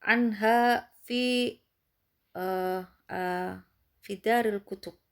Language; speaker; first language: Arabic; non-native, fluent; Indonesian